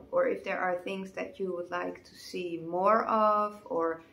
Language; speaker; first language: English; non-native, fluent; Dutch